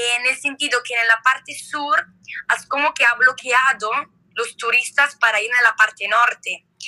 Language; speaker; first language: Spanish; non-native, learner; Italian